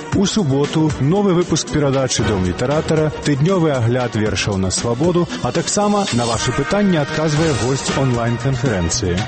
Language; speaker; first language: Belarusian; native; Belarusian